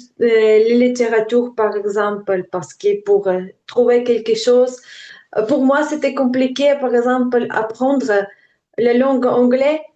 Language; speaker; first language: French; non-native, learner; Ukrainian